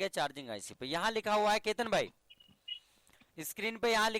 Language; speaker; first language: Hindi; native; Hindi